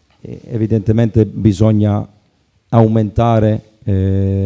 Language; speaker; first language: Italian; native; Italian